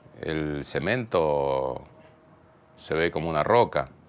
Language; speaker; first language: Spanish; native; Spanish